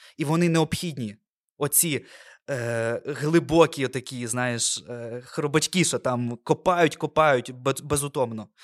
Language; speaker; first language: Ukrainian; non-native, local second language; Russian